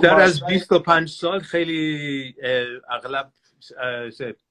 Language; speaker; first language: Persian; non-native, learner; English